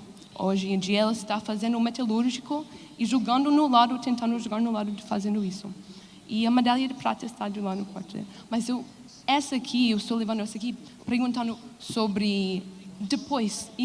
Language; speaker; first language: Portuguese; non-native, fluent; English